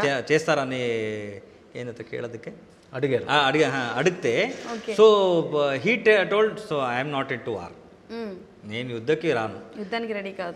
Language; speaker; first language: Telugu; non-native, local second language; Kannada